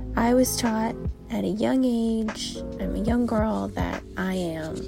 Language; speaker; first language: English; native; English